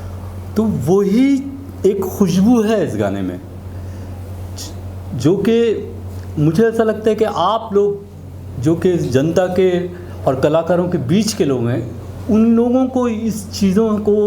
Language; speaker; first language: Hindi; native; Hindi